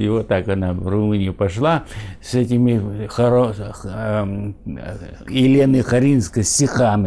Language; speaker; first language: Russian; native; Russian